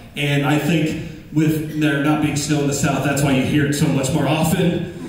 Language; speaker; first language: English; native; English